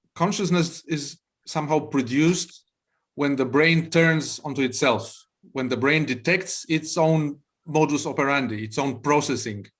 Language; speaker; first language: English; non-native, fluent; Romanian